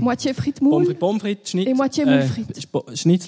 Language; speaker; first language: French; native; French